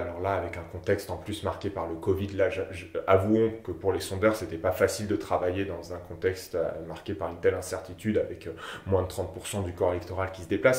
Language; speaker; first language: French; native; French